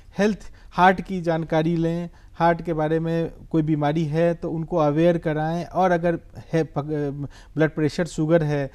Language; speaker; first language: Hindi; native; Hindi